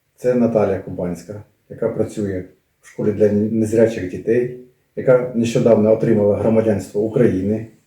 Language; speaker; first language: Ukrainian; native; Ukrainian